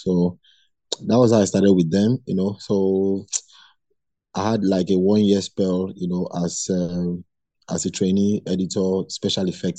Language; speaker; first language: English; non-native, local second language; Igbo